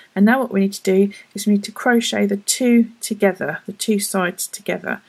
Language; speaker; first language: English; native; English